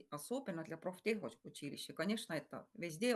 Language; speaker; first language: Russian; non-native, fluent; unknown